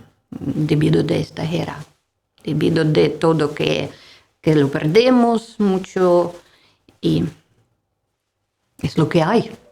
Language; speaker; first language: Spanish; non-native, learner; Russian